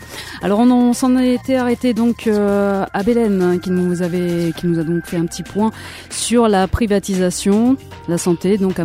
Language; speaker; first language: French; native; French